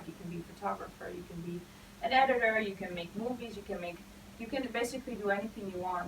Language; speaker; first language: English; non-native, fluent; Dutch